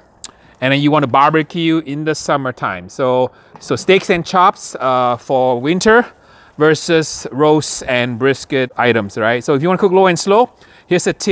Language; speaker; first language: English; native; English